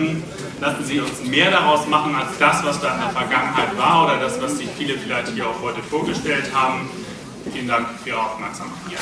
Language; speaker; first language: German; native; German